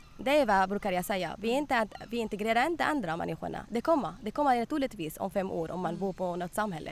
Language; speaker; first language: Swedish; non-native, learner; Arabic